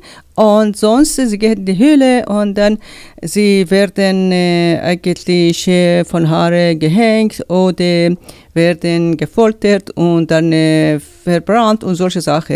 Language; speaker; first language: German; non-native, learner; Persian